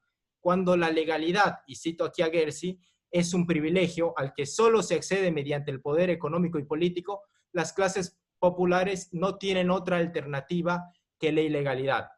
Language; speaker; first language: Spanish; native; Spanish